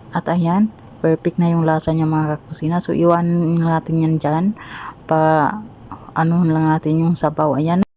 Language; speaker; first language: Filipino; non-native, local second language; Cebuano